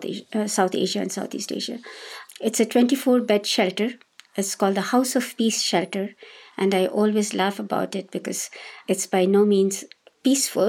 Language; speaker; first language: English; non-native, local second language; Hindi